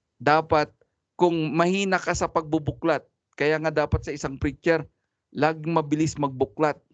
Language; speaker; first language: Filipino; non-native, local second language; Cebuano